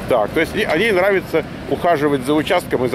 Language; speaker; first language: Russian; native; Russian